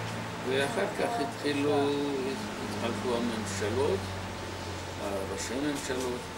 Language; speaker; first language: Hebrew; non-native, fluent; Hungarian